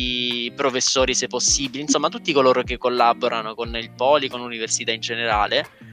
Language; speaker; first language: Italian; native; Italian